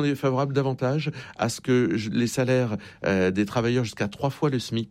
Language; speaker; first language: French; native; French